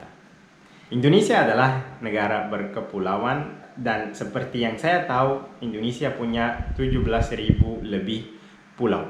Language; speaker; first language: Indonesian; non-native, fluent; Arabic